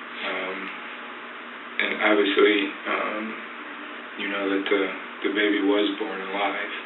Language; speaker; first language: English; native; English